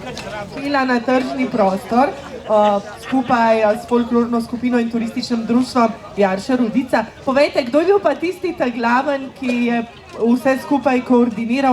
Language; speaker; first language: Slovenian; native; Slovenian